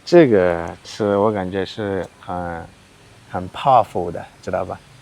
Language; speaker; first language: Chinese; non-native, learner; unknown